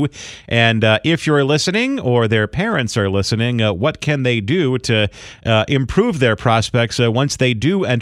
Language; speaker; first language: English; native; English